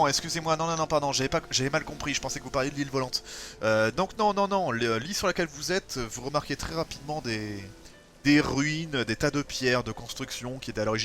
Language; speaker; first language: French; native; French